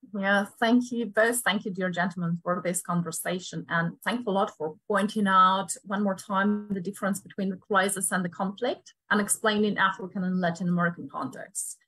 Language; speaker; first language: English; non-native, fluent; Ukrainian